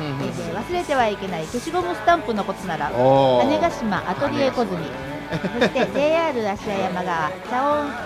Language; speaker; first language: Japanese; native; Japanese